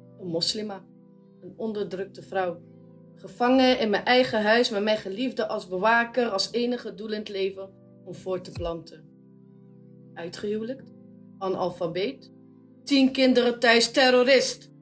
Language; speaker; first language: Dutch; early bilingual, other home language; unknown